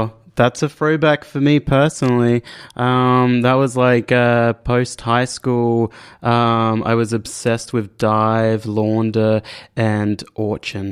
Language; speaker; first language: English; native; English